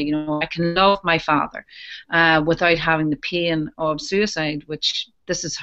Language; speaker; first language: English; native; English